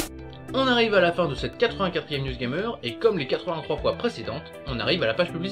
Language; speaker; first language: French; native; French